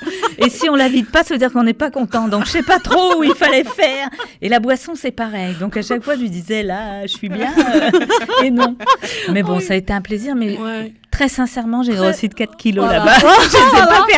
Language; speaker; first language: French; native; French